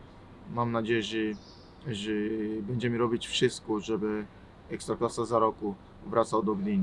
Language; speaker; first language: Polish; non-native, learner; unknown